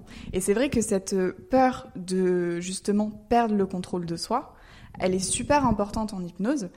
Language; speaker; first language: French; native; French